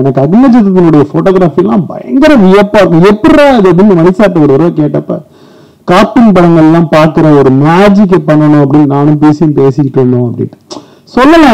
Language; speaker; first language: Tamil; native; Tamil